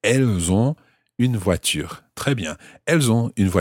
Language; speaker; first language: French; non-native, fluent; English